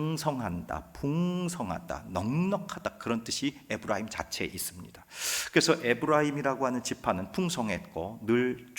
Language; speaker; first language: Korean; native; Korean